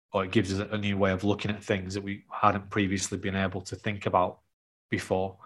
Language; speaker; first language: English; native; English